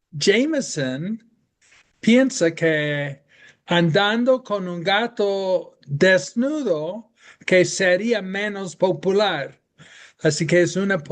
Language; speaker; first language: Spanish; non-native, fluent; English